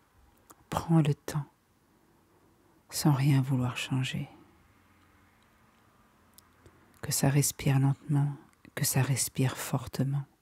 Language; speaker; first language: French; native; French